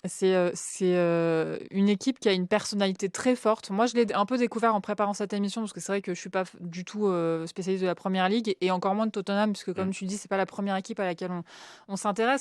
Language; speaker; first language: French; native; French